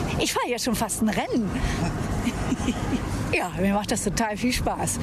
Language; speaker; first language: German; native; German